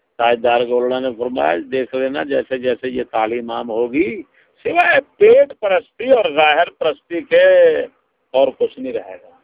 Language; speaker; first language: Urdu; non-native, local second language; Punjabi